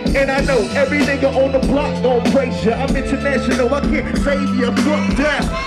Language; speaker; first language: English; native; English